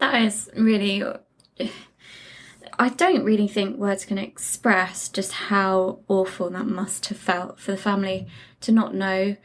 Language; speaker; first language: English; native; English